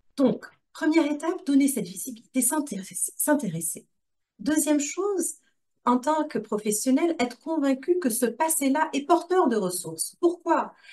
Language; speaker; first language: French; non-native, local second language; Arabic